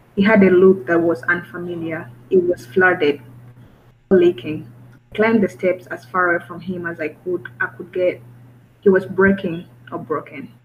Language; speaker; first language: English; non-native, local second language; Kinyarwanda